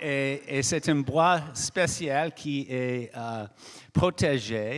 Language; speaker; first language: French; non-native, fluent; English